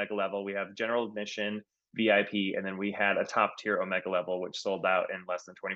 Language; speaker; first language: English; native; English